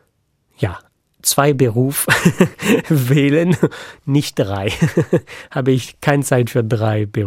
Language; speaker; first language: German; non-native, fluent; French